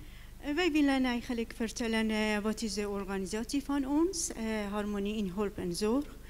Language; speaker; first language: Dutch; non-native, learner; Persian